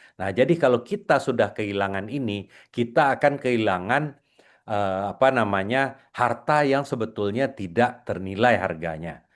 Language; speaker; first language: Indonesian; non-native, local second language; Minangkabau